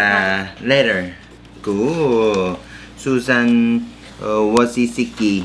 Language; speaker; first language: Vietnamese; non-native, learner; Korean